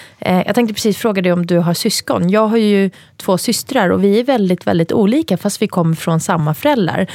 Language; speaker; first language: Swedish; early bilingual, other home language; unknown